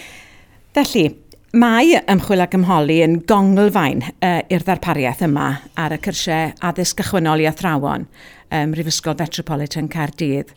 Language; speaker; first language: Welsh; native; Welsh